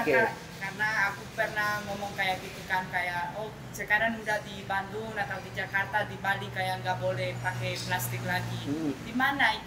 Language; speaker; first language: Indonesian; non-native, fluent; Spanish